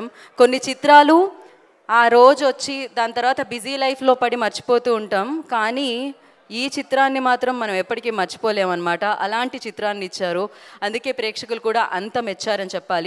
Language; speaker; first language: Telugu; native; Telugu